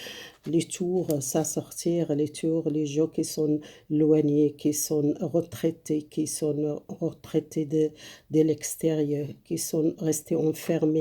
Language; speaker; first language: French; non-native, fluent; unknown